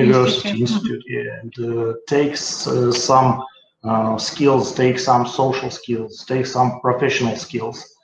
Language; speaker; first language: English; non-native, learner; Russian